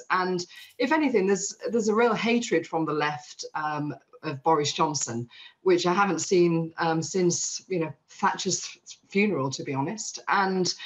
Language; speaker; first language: English; native; English